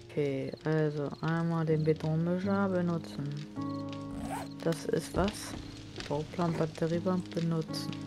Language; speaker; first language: German; native; German